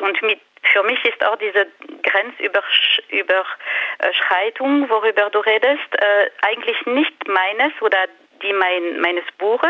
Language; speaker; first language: German; non-native, fluent; French